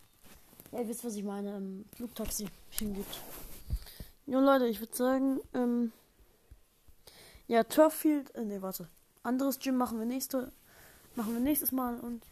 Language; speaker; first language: German; native; German